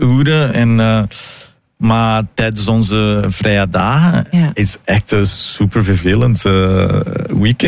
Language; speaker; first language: Dutch; non-native, learner; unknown